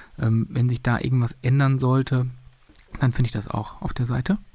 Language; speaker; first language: German; native; German